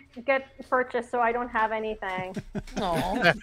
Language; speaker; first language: English; native; English